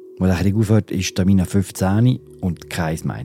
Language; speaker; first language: German; native; German